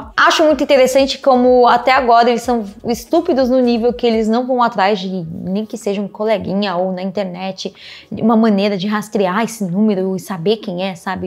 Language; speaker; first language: Portuguese; native; Portuguese